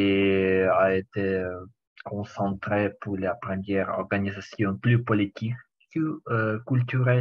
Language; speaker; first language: French; non-native, learner; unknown